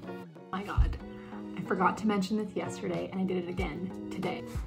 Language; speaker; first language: English; early bilingual, other home language; Spanish